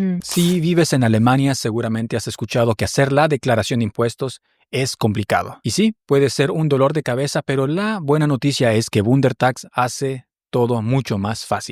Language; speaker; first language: Spanish; native; Spanish